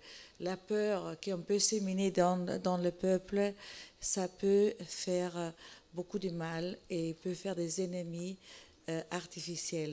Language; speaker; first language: French; non-native, fluent; Italian